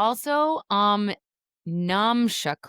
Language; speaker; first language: English; native; English